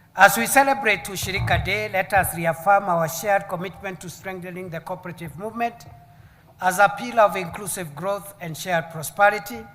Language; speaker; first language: English; non-native, local second language; Swahili